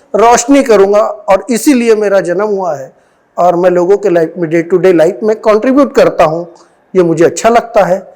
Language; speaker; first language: Hindi; non-native, local second language; Marathi